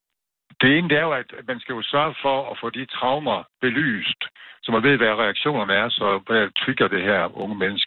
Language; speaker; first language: Danish; native; Danish